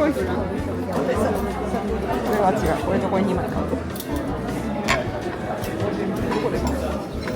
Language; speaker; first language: Japanese; native; Japanese